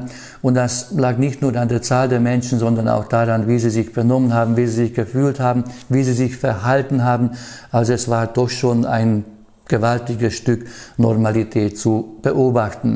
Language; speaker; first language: German; native; German